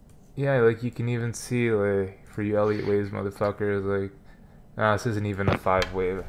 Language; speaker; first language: English; native; English